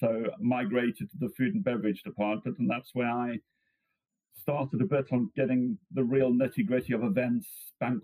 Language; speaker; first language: English; native; English